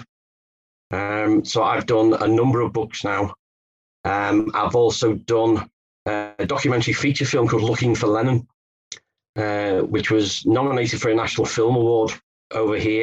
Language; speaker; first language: English; native; English